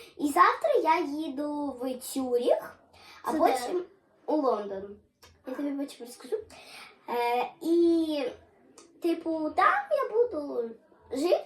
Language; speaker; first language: Ukrainian; non-native, local second language; Russian